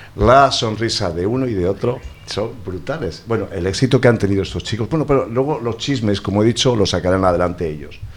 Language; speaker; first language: Spanish; native; Spanish